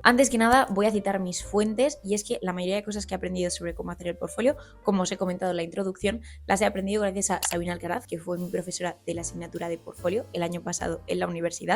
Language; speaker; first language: Spanish; native; Spanish